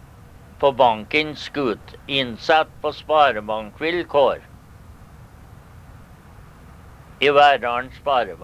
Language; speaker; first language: Norwegian; early bilingual, heritage; Norwegian